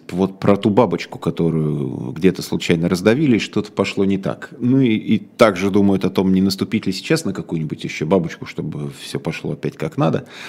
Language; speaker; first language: Russian; native; Russian